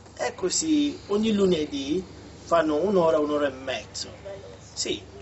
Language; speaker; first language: Italian; non-native, fluent; English